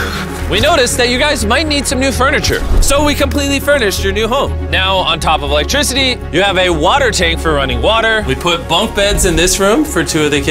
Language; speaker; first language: English; native; English